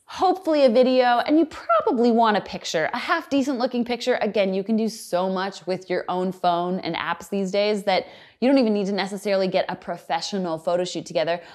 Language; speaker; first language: English; native; English